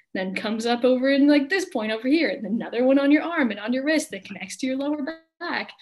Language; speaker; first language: English; native; English